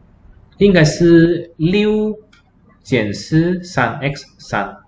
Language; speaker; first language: Chinese; native; Chinese